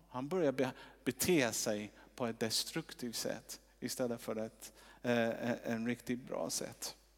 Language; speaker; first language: Swedish; non-native, fluent; English